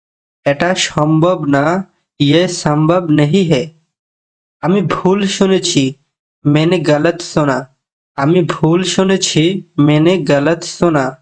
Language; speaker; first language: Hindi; non-native, learner; Bangla